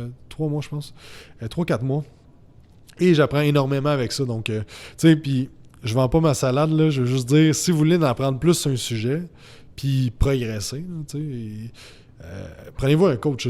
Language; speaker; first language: French; native; French